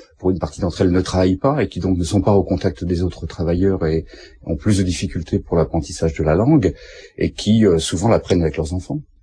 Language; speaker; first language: French; native; French